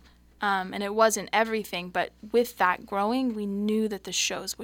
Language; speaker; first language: English; native; English